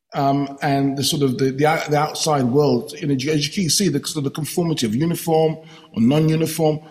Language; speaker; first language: English; native; English